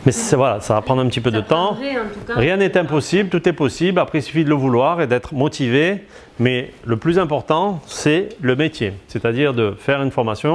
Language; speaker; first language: French; native; French